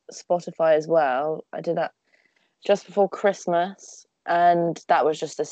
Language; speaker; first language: English; native; English